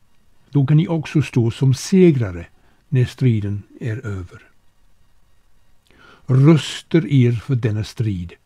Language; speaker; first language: Swedish; non-native, fluent; English